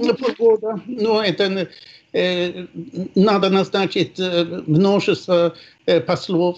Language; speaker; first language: Russian; non-native, fluent; Swedish